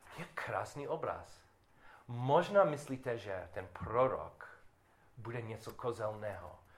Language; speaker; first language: Czech; non-native, learner; English